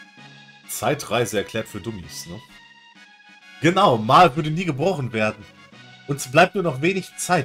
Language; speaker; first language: German; native; German